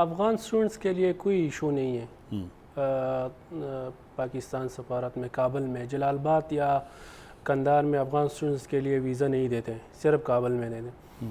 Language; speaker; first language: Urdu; non-native, fluent; Pashto